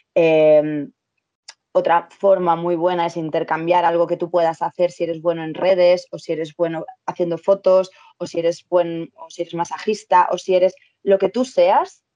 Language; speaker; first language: Spanish; native; Spanish